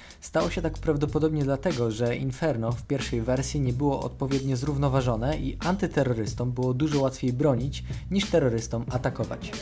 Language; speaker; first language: Polish; native; Polish